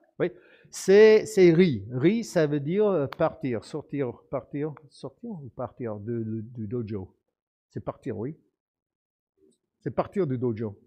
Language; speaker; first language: French; non-native, fluent; English